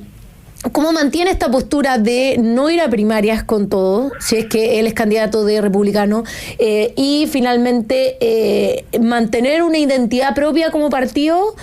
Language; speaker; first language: Spanish; native; Spanish